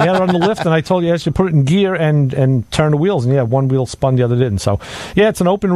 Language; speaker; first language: English; native; English